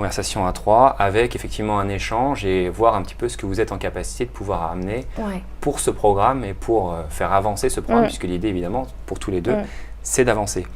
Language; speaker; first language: French; native; French